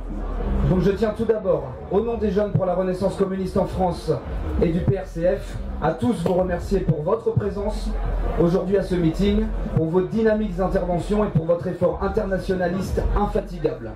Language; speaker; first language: French; native; French